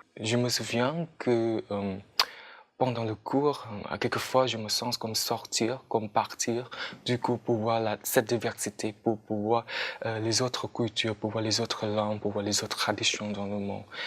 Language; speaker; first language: French; non-native, fluent; Khmer